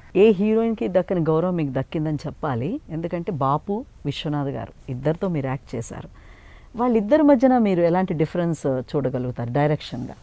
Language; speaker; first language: Telugu; native; Telugu